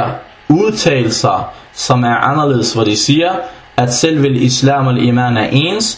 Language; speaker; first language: Danish; non-native, fluent; Arabic